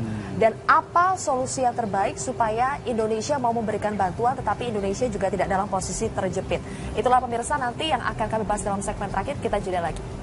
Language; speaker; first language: Indonesian; native; Indonesian